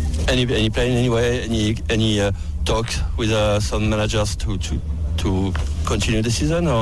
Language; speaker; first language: English; non-native, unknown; French